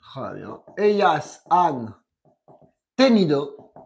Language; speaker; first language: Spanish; non-native, fluent; French